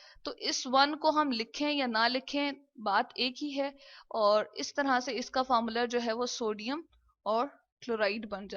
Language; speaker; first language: Hindi; non-native, local second language; Punjabi